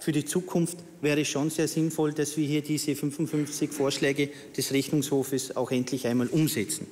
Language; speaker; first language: German; native; German